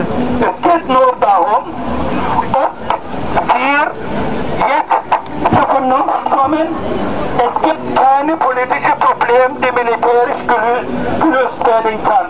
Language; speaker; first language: German; non-native, fluent; Arabic